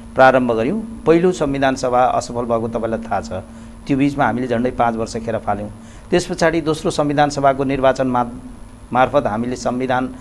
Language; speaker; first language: Nepali; native; Nepali